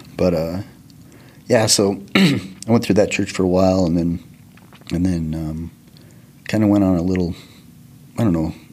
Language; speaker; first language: English; native; English